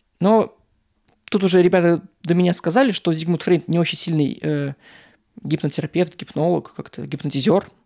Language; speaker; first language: Russian; native; Russian